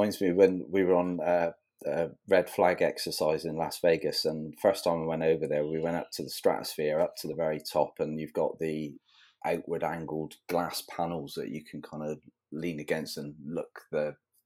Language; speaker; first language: English; native; English